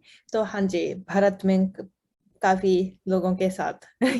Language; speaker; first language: Hindi; non-native, fluent; Japanese